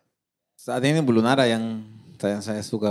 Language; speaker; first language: Indonesian; non-native, fluent; Spanish